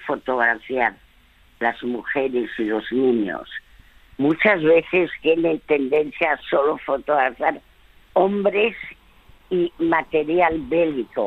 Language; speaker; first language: Spanish; early bilingual, other home language; French